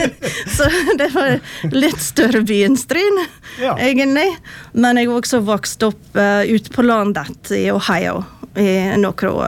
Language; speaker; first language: Norwegian; non-native, fluent; English